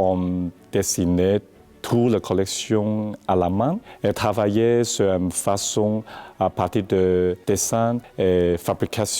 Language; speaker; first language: French; non-native, learner; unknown